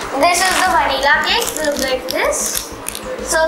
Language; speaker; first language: English; non-native, local second language; Hindi